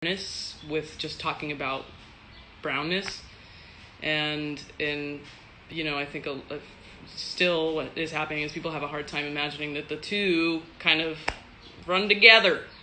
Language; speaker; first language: English; early bilingual, other home language; Spanish